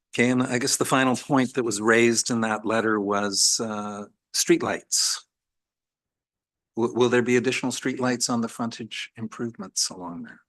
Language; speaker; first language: English; native; English